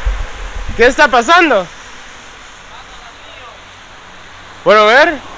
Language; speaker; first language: Spanish; non-native, learner; English